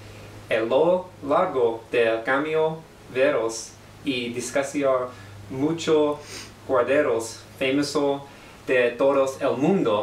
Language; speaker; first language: Spanish; non-native, learner; English